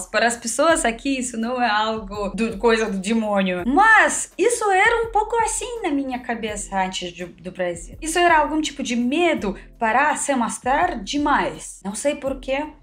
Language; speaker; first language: Portuguese; non-native, fluent; Russian